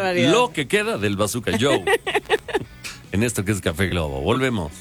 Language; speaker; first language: Spanish; native; Spanish